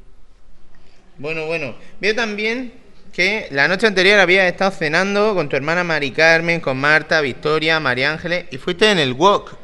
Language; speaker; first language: Spanish; native; Spanish